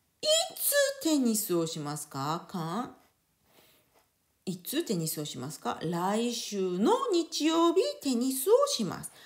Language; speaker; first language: Japanese; non-native, fluent; French